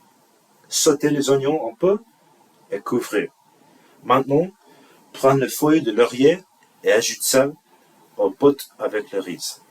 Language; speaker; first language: French; non-native, learner; English